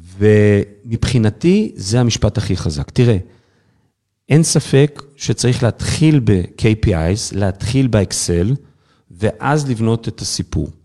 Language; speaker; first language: Hebrew; native; Hebrew